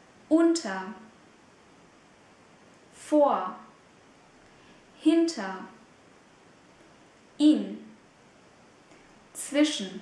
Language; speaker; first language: German; non-native, fluent; Vietnamese